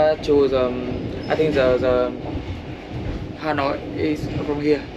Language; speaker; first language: English; non-native, learner; Vietnamese